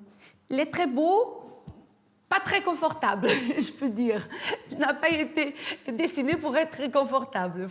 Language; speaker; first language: French; non-native, fluent; Portuguese